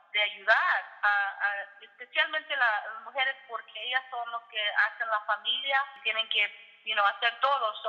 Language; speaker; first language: Spanish; early bilingual, other home language; English